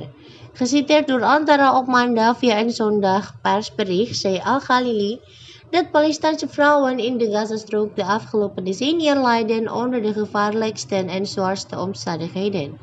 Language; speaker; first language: Dutch; non-native, fluent; Indonesian